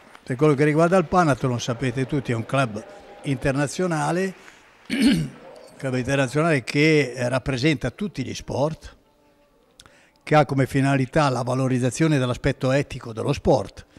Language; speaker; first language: Italian; native; Italian